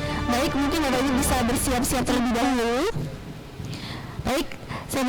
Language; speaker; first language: Indonesian; native; Indonesian